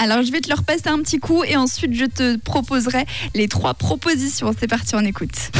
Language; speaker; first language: French; native; French